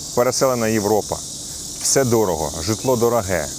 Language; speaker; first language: Ukrainian; non-native, local second language; Russian